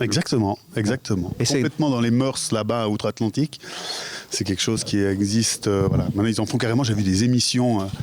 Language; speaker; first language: French; native; French